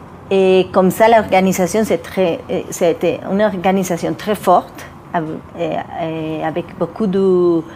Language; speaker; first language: French; non-native, fluent; Spanish